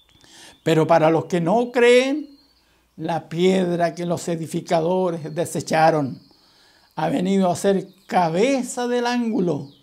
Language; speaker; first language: Spanish; native; Spanish